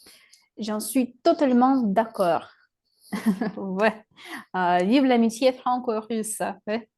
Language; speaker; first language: French; non-native, fluent; Russian